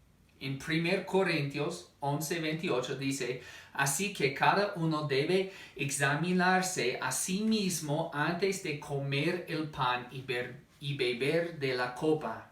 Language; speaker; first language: Spanish; non-native, fluent; English